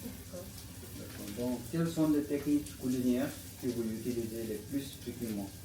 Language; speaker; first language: French; non-native, learner; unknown